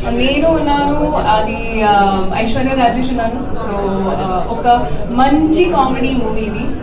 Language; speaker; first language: Telugu; non-native, learner; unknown